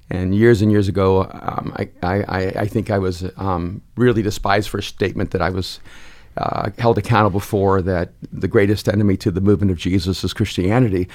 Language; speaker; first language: English; early bilingual, other home language; Spanish